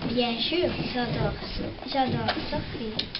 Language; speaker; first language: French; non-native, learner; Dutch